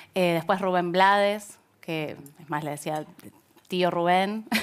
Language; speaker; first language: Spanish; native; Spanish